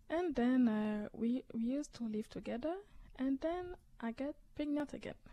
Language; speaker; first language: English; native; English